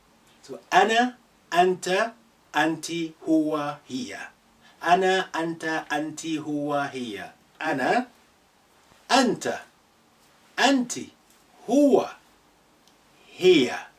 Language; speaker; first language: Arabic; non-native, fluent; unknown